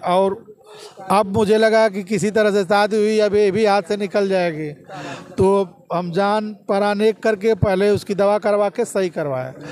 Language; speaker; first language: Hindi; native; Hindi